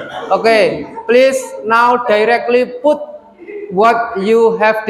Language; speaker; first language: English; non-native, fluent; Indonesian